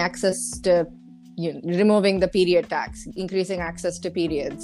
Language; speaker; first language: English; non-native, local second language; Tamil